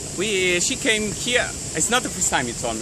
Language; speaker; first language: English; non-native, fluent; Italian